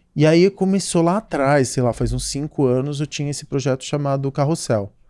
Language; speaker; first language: Portuguese; native; Portuguese